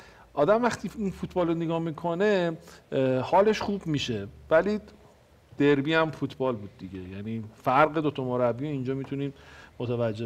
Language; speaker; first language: Persian; native; Persian